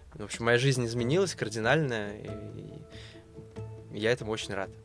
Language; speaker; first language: Russian; native; Russian